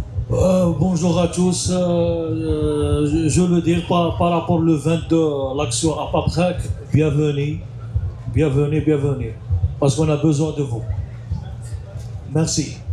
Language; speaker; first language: French; non-native, learner; Arabic